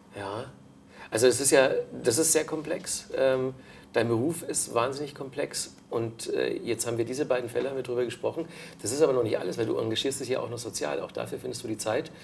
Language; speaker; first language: German; native; German